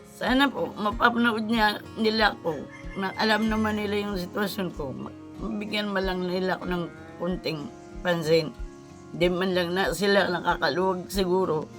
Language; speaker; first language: Filipino; native; Filipino